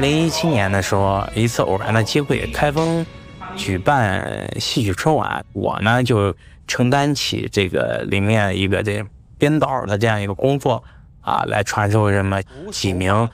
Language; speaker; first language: Chinese; native; Chinese